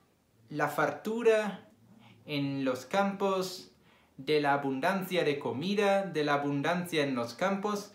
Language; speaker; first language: Spanish; non-native, fluent; Portuguese